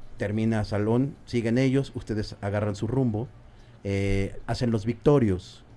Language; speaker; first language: Spanish; native; Spanish